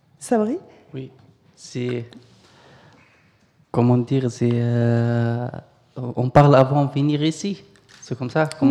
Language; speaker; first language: French; non-native, learner; Arabic